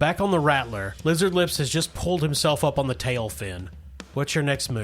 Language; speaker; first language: English; native; English